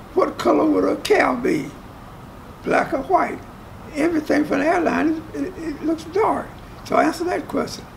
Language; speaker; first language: English; native; English